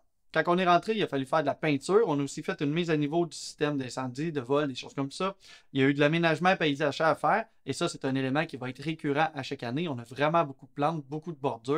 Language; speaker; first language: French; native; French